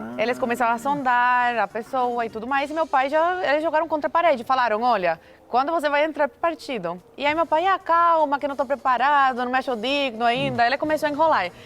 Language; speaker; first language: Portuguese; early bilingual, other home language; Spanish